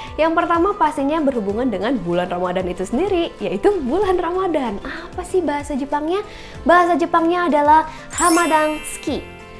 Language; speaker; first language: Indonesian; native; Indonesian